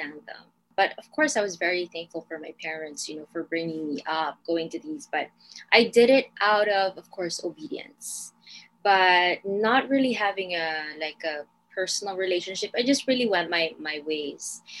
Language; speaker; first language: English; non-native, local second language; Filipino